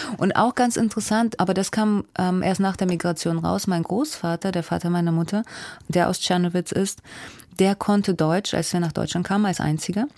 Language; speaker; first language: German; early bilingual, other home language; Russian